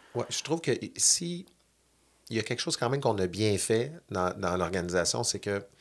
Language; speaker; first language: French; native; French